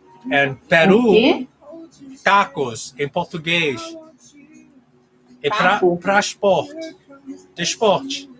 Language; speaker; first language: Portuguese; non-native, learner; English